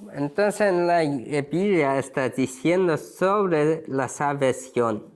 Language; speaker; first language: Spanish; non-native, learner; Korean